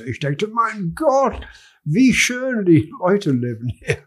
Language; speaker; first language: German; non-native, learner; English